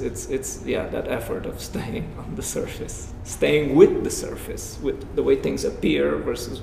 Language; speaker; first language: English; non-native, fluent; Romanian